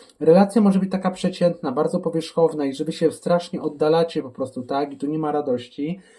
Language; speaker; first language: Polish; native; Polish